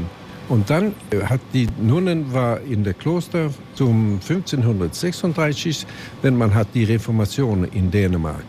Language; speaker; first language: German; non-native, learner; Swedish